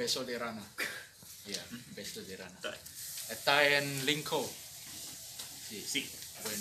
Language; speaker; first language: Spanish; non-native, learner; Indonesian